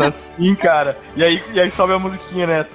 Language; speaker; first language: Portuguese; native; Portuguese